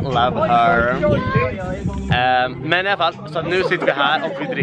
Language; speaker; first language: Swedish; native; Swedish